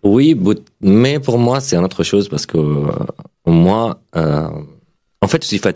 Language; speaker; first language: French; non-native, fluent; Arabic